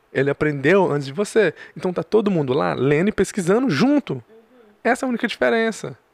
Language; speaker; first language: Portuguese; early bilingual, other home language; English